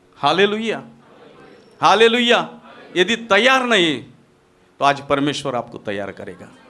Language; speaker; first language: Hindi; non-native, local second language; Marathi